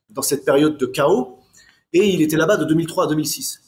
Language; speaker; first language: French; native; French